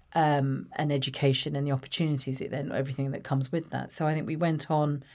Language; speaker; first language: English; native; English